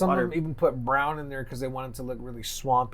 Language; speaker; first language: English; native; English